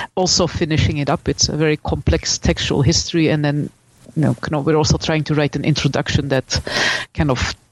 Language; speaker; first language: English; non-native, fluent; Dutch